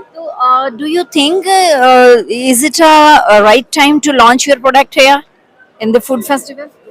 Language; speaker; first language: English; non-native, local second language; Hindi